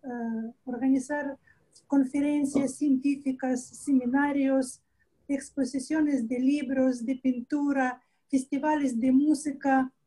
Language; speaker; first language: Spanish; non-native, fluent; Russian